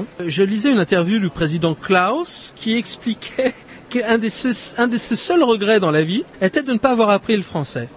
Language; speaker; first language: French; native; French